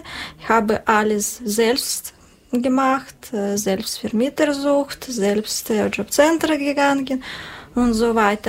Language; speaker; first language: German; non-native, learner; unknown